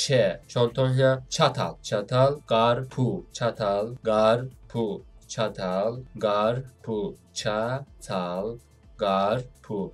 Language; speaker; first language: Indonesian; non-native, learner; Turkish